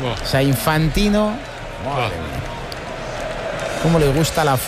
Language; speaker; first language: Spanish; native; Spanish